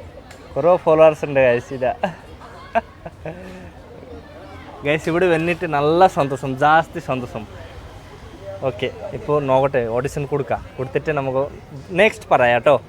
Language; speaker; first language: Malayalam; non-native, learner; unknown